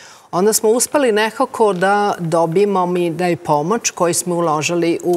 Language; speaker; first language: Croatian; non-native, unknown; English